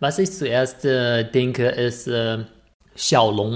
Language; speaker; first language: German; non-native, fluent; Chinese